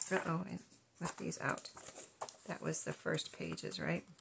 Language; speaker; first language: English; native; English